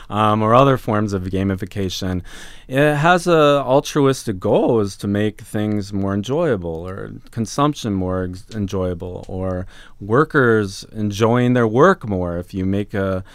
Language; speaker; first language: English; native; English